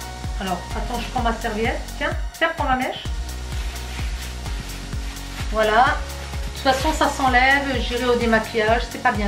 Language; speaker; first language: French; native; French